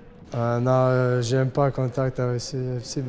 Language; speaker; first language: French; non-native, learner; Latvian